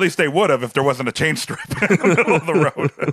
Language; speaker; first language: English; native; English